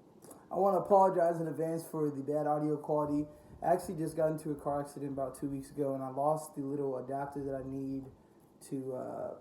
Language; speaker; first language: English; native; English